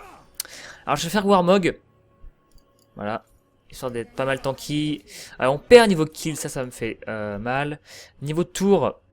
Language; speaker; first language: French; native; French